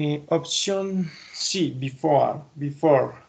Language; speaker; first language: English; non-native, learner; Spanish